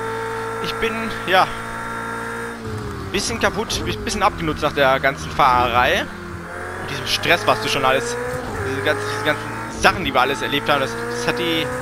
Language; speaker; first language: German; native; German